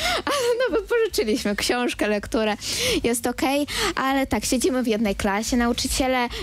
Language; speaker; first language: Polish; early bilingual, other home language; Ukrainian